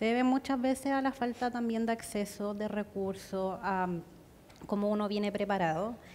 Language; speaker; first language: Spanish; native; Spanish